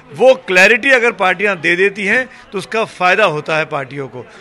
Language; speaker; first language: Hindi; native; Hindi